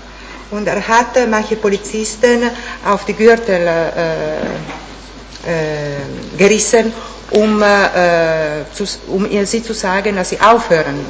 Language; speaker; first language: German; non-native, fluent; Italian